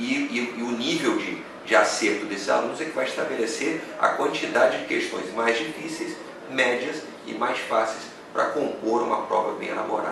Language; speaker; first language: Portuguese; native; Portuguese